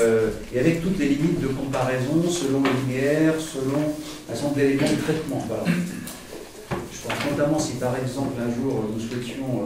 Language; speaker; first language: French; native; French